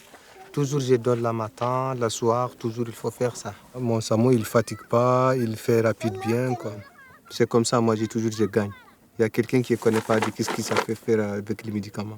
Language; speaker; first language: French; non-native, local second language; Fula